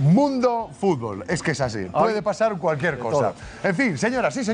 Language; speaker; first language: Spanish; native; Spanish